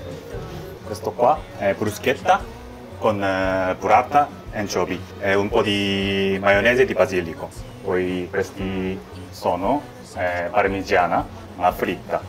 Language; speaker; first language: Italian; non-native, learner; Korean